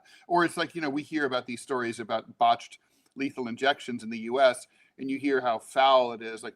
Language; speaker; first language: English; native; English